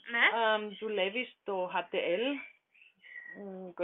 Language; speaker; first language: Greek; non-native, learner; German